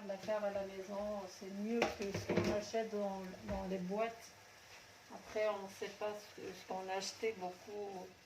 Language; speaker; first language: French; non-native, local second language; Arabic